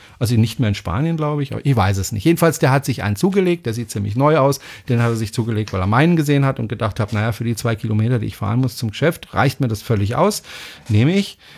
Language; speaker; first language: German; non-native, fluent; French